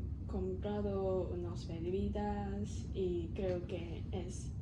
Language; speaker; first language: Spanish; non-native, learner; Cantonese